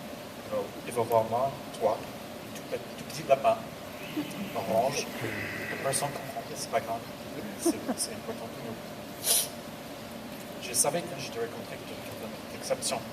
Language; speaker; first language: French; non-native, learner; English